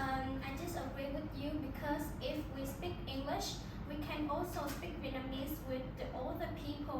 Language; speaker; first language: English; non-native, learner; Vietnamese